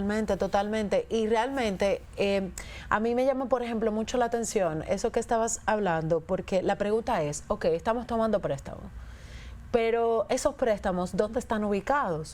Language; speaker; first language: Spanish; native; Spanish